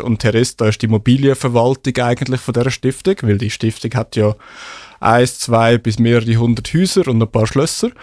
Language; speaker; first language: German; native; German